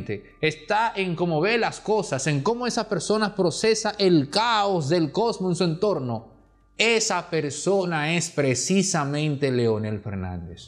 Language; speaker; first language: Spanish; native; Spanish